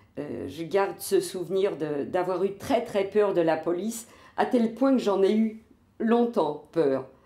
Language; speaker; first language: French; native; French